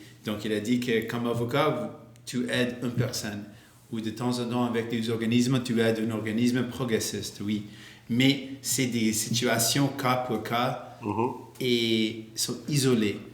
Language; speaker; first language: French; non-native, local second language; English